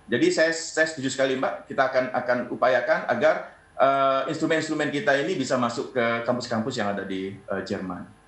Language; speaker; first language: Indonesian; native; Indonesian